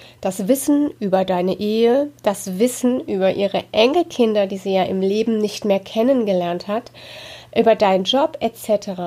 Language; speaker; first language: German; native; German